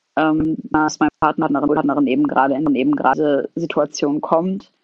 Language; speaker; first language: German; non-native, fluent; Arabic